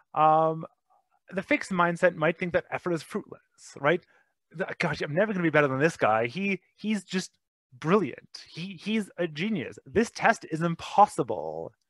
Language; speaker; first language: English; native; English